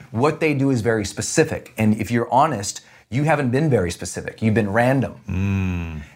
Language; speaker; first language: English; native; English